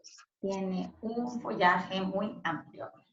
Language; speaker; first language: Spanish; early bilingual, heritage; Spanish